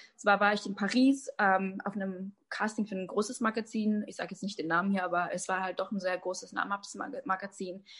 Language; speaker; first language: German; native; German